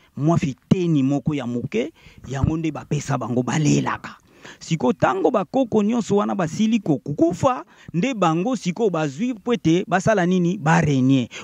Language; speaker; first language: Lingala; non-native, local second language; Kongo